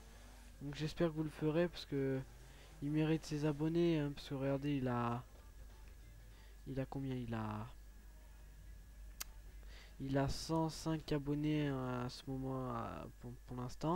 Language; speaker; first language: French; native; French